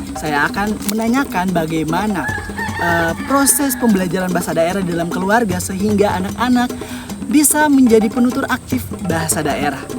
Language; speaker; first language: Indonesian; native; Indonesian